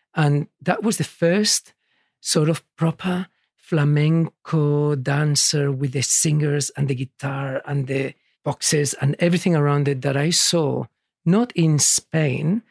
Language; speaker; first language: English; early bilingual, other home language; Catalan